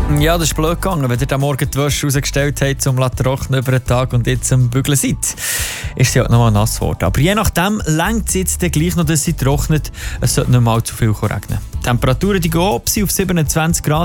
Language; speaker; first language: German; native; German